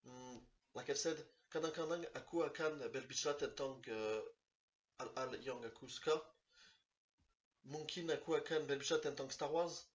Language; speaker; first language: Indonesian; non-native, learner; French